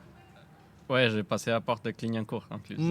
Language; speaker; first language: French; non-native, fluent; Spanish